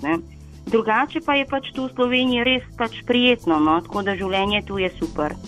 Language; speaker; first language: Slovenian; early bilingual, other home language; Chinese